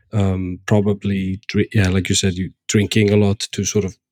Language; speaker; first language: English; non-native, fluent; Icelandic